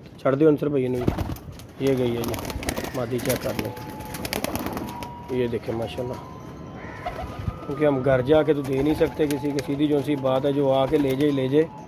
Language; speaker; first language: Hindi; non-native, local second language; Punjabi